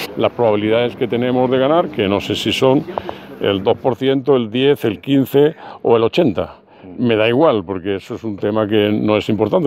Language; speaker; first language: Spanish; native; Spanish